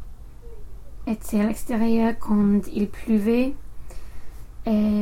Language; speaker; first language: French; non-native, learner; English